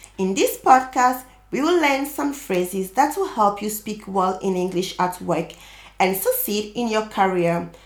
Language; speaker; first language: English; native; English